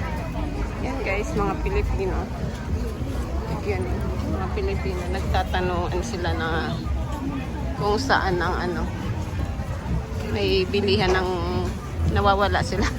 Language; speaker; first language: Filipino; native; Filipino